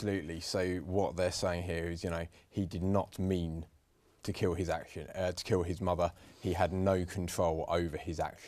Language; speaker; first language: English; native; English